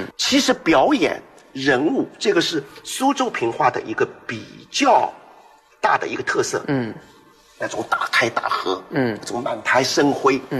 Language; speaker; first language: Chinese; non-native, local second language; Wu Chinese